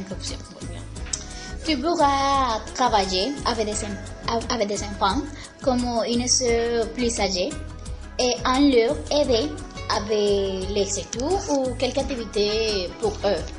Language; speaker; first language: French; non-native, learner; Spanish